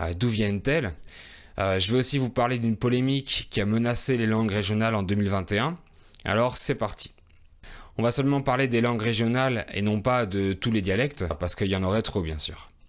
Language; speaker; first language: French; native; French